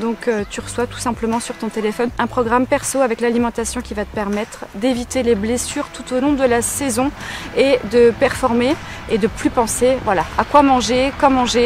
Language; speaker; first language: French; native; French